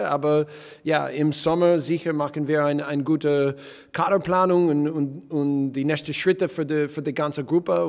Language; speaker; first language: German; non-native, fluent; English